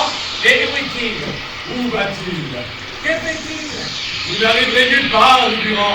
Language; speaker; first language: French; native; French